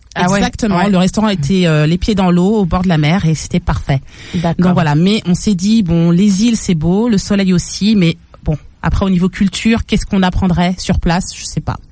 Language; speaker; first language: French; native; French